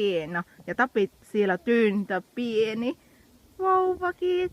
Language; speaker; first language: Finnish; non-native, learner; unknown